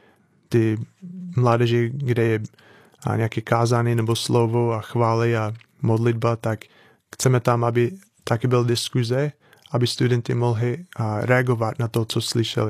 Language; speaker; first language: Czech; non-native, fluent; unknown